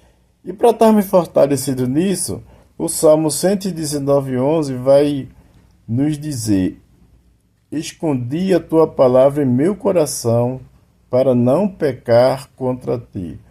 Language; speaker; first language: Portuguese; native; Portuguese